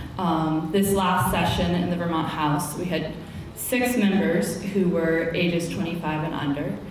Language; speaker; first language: English; native; English